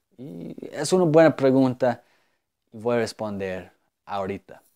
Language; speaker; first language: Spanish; non-native, fluent; English